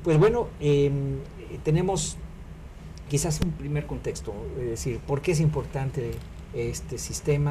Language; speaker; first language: Spanish; native; Spanish